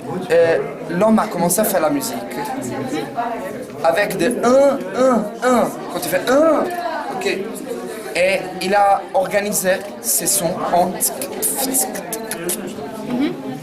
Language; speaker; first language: French; non-native, fluent; Italian